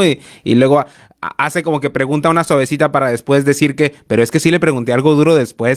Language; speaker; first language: Spanish; native; Spanish